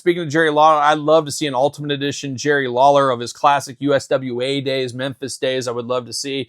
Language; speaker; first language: English; native; English